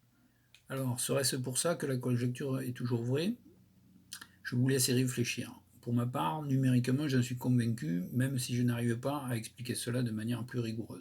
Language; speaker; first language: French; native; French